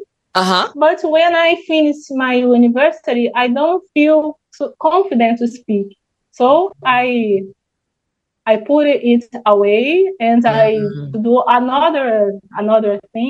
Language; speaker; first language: English; non-native, learner; Portuguese